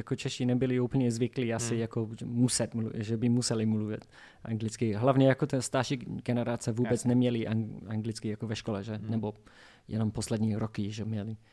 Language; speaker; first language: Czech; non-native, learner; English